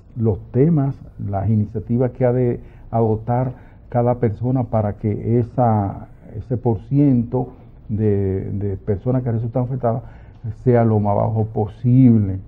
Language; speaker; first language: Spanish; native; Spanish